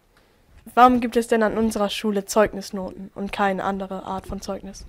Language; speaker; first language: German; native; German